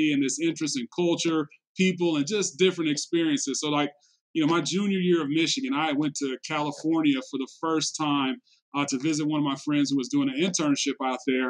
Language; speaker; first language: English; native; English